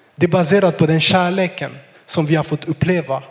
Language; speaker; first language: Swedish; non-native, fluent; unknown